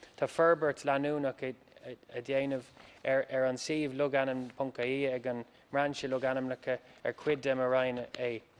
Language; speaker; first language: Irish; non-native, local second language; English